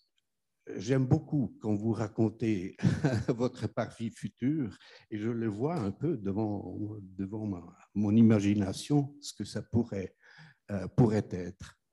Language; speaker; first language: French; non-native, fluent; German